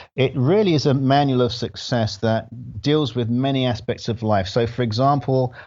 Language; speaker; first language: English; native; English